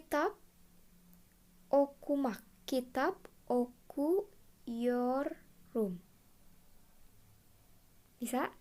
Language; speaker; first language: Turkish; non-native, fluent; Indonesian